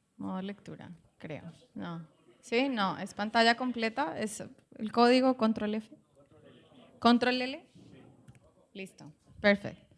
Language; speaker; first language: Spanish; native; Spanish